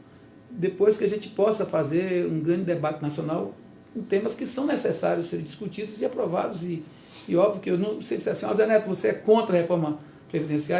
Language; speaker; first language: Portuguese; native; Portuguese